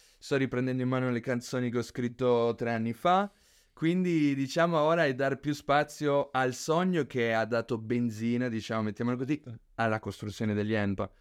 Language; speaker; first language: Italian; early bilingual, other home language; Spanish